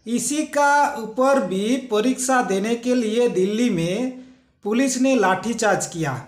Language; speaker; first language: Hindi; non-native, local second language; Santali